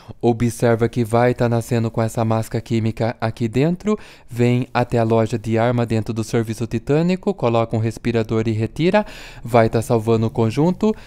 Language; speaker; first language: Portuguese; native; Portuguese